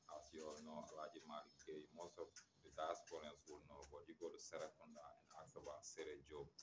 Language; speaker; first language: English; non-native, local second language; Wolof